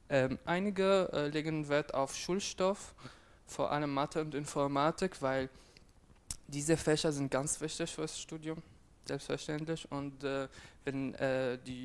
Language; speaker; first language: German; non-native, fluent; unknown